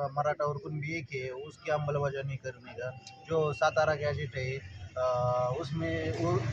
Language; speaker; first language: Hindi; non-native, local second language; Marathi